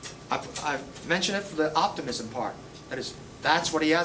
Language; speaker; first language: English; native; English